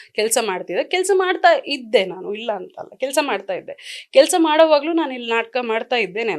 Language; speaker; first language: Kannada; non-native, local second language; Tulu